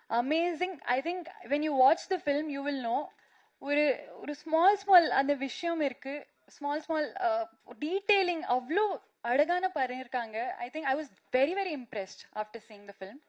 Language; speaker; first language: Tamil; non-native, fluent; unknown